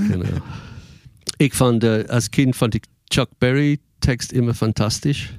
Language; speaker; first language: German; non-native, fluent; English